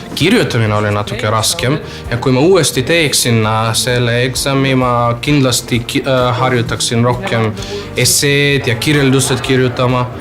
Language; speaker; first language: Estonian; non-native, fluent; Macedonian